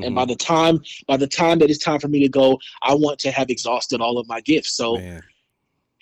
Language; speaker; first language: English; native; English